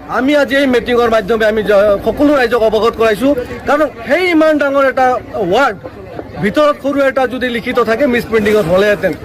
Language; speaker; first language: Assamese; non-native, local second language; Bangla